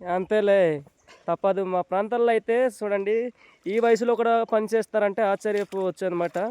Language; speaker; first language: Telugu; non-native, local second language; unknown